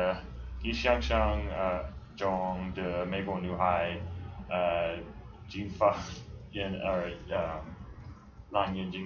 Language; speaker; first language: Chinese; non-native, learner; English